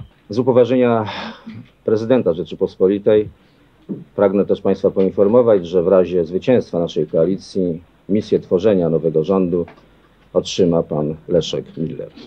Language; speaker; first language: Polish; native; Polish